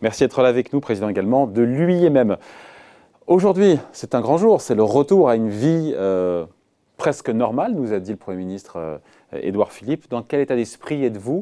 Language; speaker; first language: French; native; French